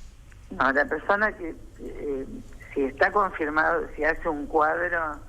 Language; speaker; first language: Spanish; native; Spanish